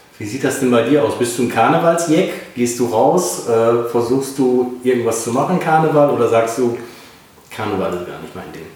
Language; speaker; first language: German; native; German